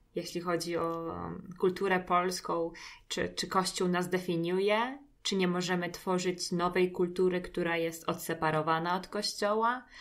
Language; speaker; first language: Polish; native; Polish